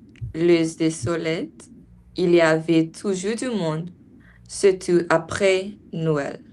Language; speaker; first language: French; non-native, learner; English